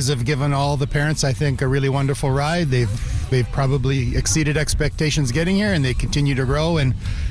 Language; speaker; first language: English; native; English